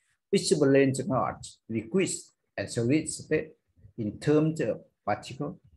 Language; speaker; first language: English; non-native, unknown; Vietnamese